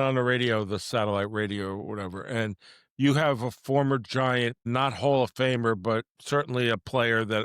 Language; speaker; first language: English; native; English